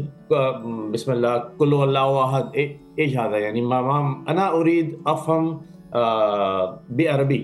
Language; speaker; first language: Arabic; non-native, learner; Urdu